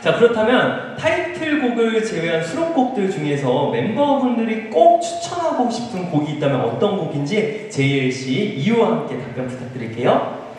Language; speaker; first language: Korean; native; Korean